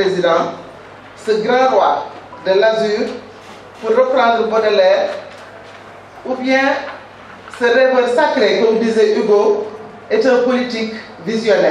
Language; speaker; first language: French; non-native, local second language; Wolof